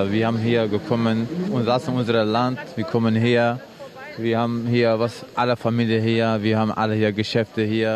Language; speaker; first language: German; non-native, learner; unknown